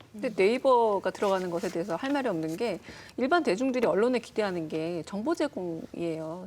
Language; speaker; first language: Korean; native; Korean